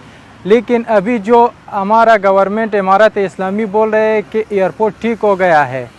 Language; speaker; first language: Hindi; non-native, fluent; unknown